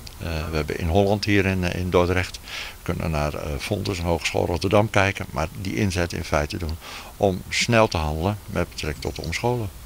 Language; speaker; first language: Dutch; native; Dutch